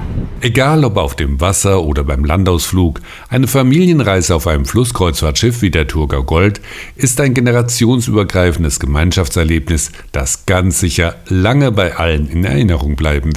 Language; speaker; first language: German; native; German